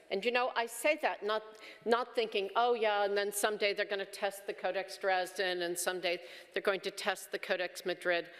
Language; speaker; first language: English; native; English